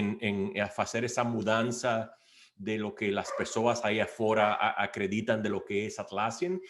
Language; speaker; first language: Spanish; non-native, learner; Portuguese